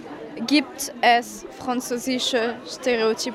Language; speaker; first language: German; non-native, learner; French